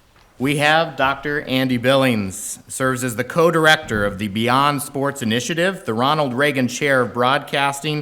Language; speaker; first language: English; native; English